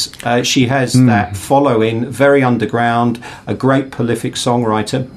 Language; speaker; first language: English; native; English